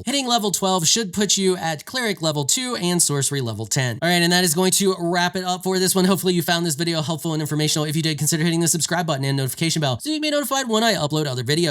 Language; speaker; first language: English; native; English